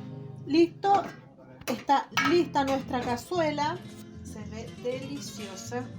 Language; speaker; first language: Spanish; native; Spanish